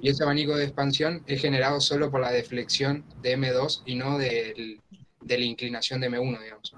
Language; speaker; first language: Spanish; native; Spanish